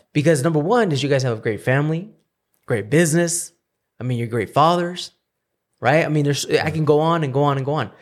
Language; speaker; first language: English; early bilingual, other home language; Spanish